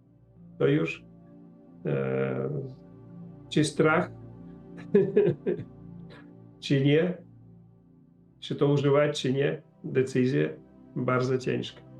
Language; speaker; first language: Polish; non-native, learner; Russian